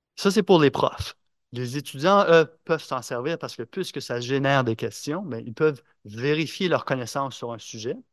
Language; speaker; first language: French; native; French